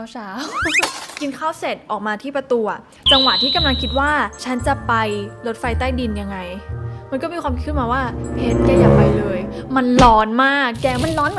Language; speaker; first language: Thai; native; Thai